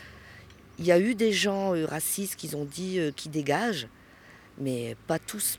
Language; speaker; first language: French; native; French